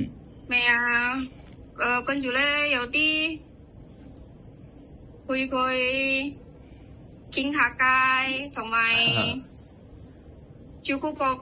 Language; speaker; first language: Cantonese; non-native, learner; Indonesian